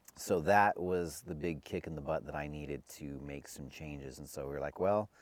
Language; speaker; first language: English; native; English